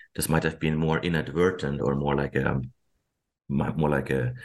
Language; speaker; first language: English; non-native, fluent; German